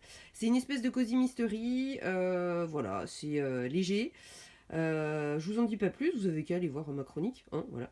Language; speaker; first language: French; native; French